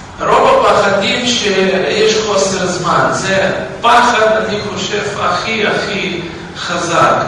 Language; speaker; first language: Hebrew; non-native, fluent; Russian